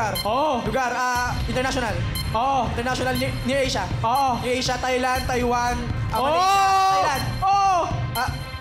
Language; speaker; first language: English; non-native, local second language; Filipino